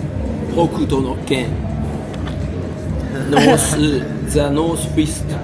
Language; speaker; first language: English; non-native, learner; Japanese